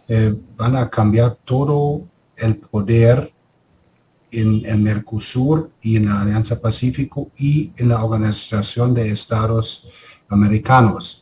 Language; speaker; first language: Spanish; non-native, fluent; German